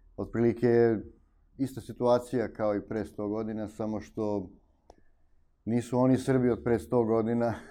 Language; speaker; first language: Serbian; native; Serbian